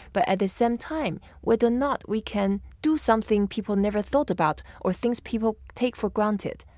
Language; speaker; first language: English; non-native, fluent; Chinese